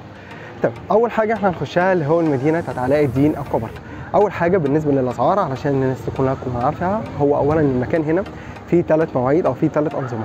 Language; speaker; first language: Arabic; native; Arabic